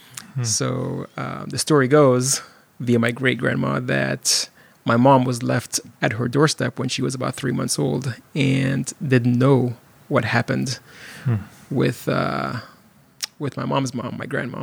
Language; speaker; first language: English; non-native, local second language; Jamaican Creole English